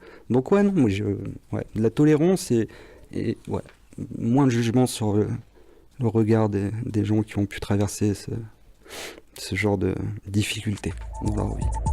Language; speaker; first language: French; native; French